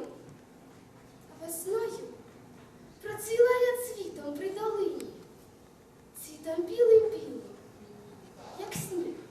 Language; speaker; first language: Ukrainian; native; Ukrainian